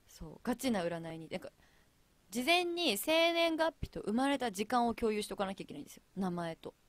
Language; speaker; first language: Japanese; native; Japanese